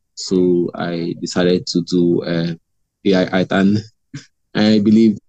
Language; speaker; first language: English; non-native, local second language; Igbo